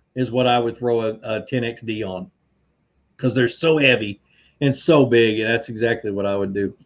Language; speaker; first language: English; native; English